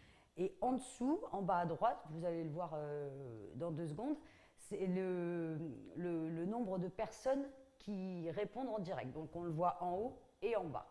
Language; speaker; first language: French; native; French